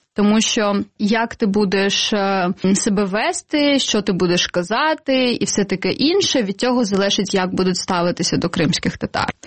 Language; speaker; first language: Ukrainian; non-native, local second language; Crimean Tatar